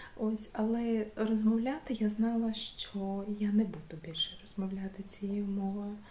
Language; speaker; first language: Ukrainian; non-native, local second language; Russian